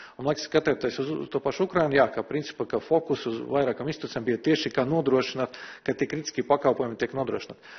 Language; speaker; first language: Latvian; non-native, local second language; Russian